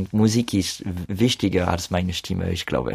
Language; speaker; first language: German; non-native, learner; French